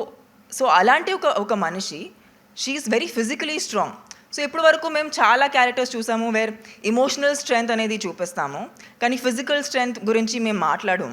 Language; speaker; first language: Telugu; non-native, local second language; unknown